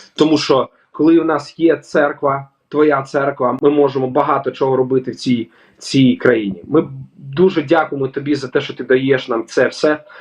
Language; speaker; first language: Ukrainian; non-native, local second language; Russian